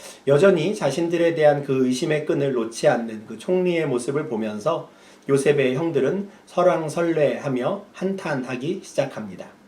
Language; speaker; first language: Korean; native; Korean